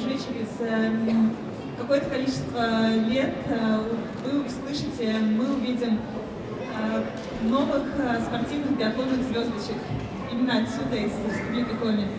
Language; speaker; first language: Russian; native; Russian